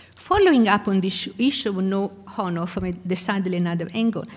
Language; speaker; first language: English; non-native, fluent; Italian